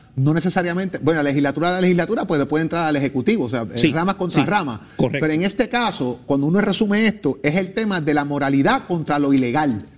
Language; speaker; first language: Spanish; native; Spanish